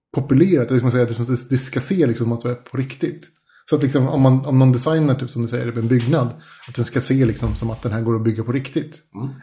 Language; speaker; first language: Swedish; early bilingual, other home language; Spanish